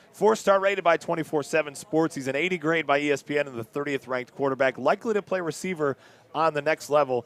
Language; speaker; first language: English; native; English